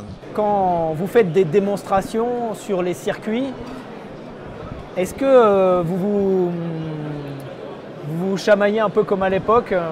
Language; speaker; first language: French; native; French